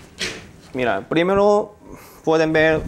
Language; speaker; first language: Spanish; non-native, learner; Korean